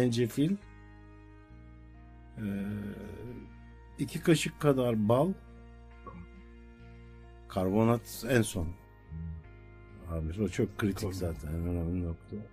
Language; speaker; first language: Turkish; native; Turkish